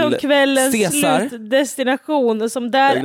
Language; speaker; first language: Swedish; native; Swedish